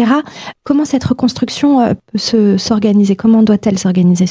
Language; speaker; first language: French; native; French